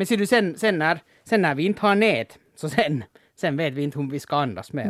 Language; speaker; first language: Swedish; native; Swedish